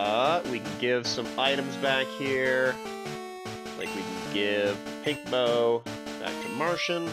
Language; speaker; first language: English; native; English